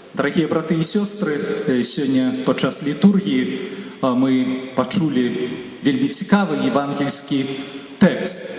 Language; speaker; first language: Belarusian; native; Belarusian